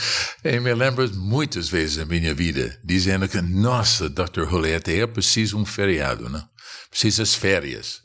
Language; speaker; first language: Portuguese; non-native, fluent; English